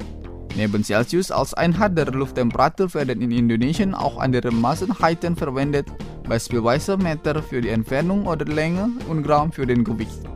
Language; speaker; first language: German; non-native, fluent; Indonesian